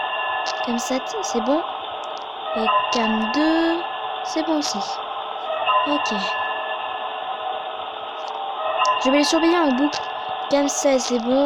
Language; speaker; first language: French; native; French